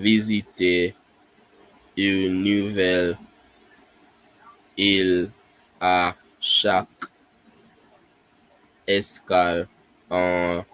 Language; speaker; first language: French; non-native, learner; English